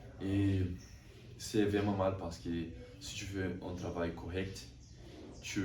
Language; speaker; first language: French; non-native, learner; Portuguese